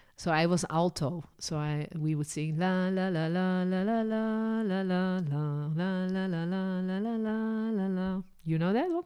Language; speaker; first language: English; non-native, fluent; Dutch